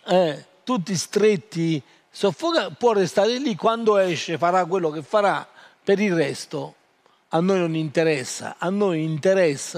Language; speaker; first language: Italian; native; Italian